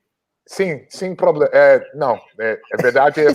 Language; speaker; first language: Portuguese; non-native, learner; English